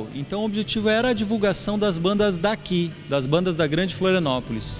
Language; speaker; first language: Portuguese; native; Portuguese